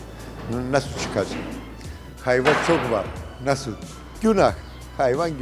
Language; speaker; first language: Turkish; non-native, local second language; Greek